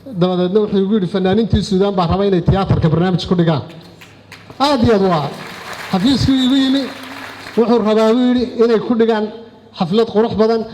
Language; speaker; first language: Somali; native; Somali